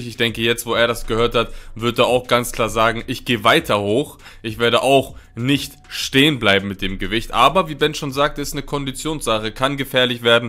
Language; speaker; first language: German; native; German